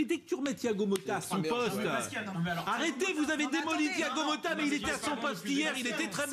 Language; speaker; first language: French; native; French